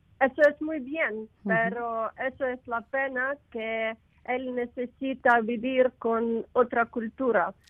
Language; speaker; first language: Spanish; non-native, learner; Ukrainian